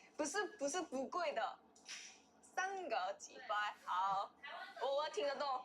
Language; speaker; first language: Chinese; non-native, learner; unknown